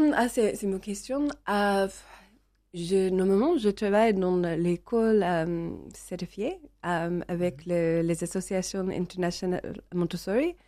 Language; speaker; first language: French; non-native, learner; English